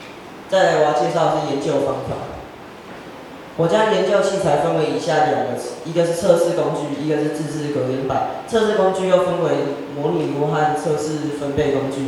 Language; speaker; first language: Chinese; native; Chinese